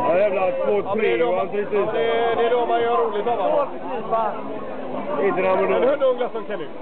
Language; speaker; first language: Swedish; native; Swedish